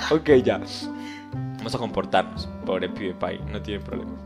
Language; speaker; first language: Spanish; native; Spanish